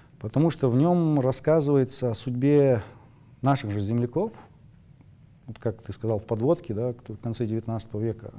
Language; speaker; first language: Russian; non-native, local second language; Ingush